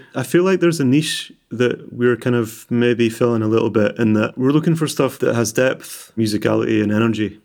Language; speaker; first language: English; native; English